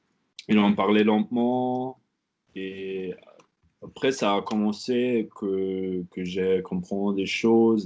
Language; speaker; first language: French; non-native, learner; German